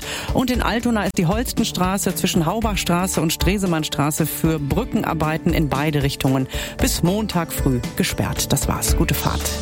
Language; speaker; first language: German; native; German